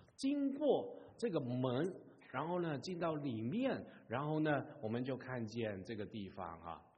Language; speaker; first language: Chinese; non-native, local second language; Cantonese